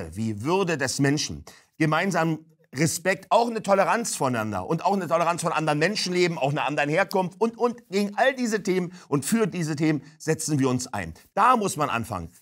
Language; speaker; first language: German; native; German